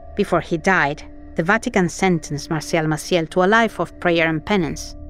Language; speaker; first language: English; non-native, fluent; Spanish